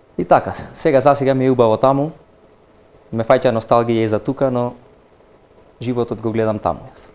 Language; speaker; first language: Macedonian; native; Macedonian